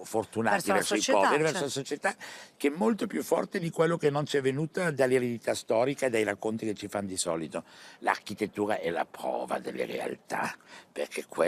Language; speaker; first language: Italian; native; Italian